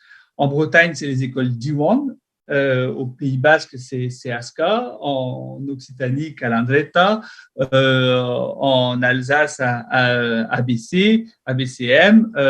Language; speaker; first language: French; native; French